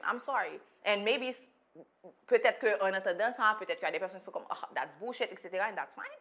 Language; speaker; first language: French; non-native, local second language; Haitian Creole